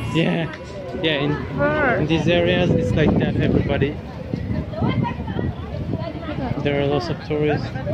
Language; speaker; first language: English; non-native, fluent; Turkish